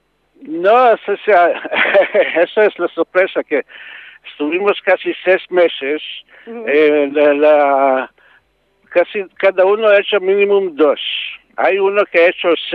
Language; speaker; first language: Spanish; non-native, learner; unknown